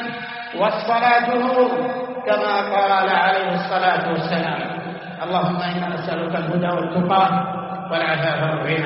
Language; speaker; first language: Arabic; native; Arabic